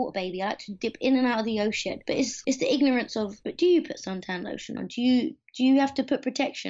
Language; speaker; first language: English; native; English